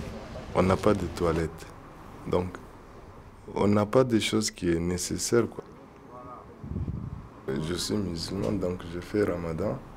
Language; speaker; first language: French; non-native, fluent; Arabic